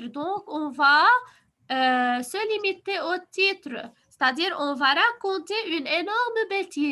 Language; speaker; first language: French; non-native, fluent; Arabic